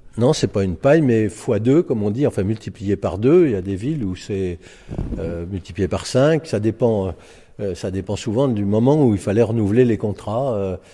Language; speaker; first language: French; native; French